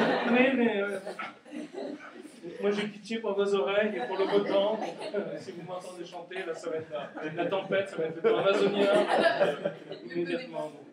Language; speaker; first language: French; native; French